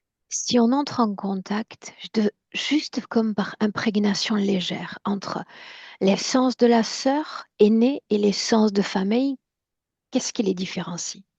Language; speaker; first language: French; native; French